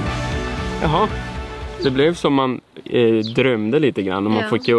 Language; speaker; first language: Swedish; native; Swedish